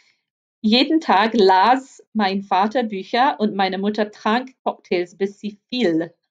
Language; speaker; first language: German; non-native, fluent; English